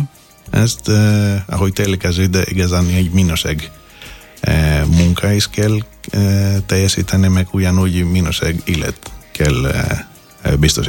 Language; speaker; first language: Hungarian; non-native, fluent; Greek